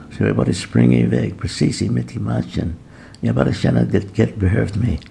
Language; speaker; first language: Swedish; non-native, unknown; English